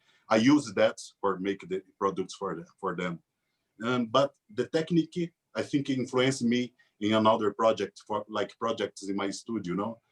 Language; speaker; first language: English; non-native, learner; Portuguese